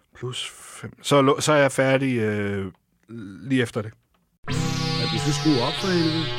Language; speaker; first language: Danish; native; Danish